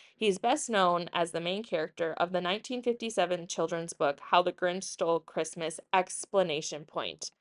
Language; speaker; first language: English; native; English